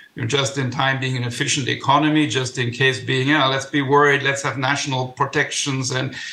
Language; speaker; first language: English; non-native, fluent; German